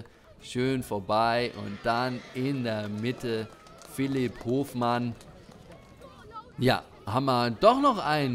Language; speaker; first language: German; native; German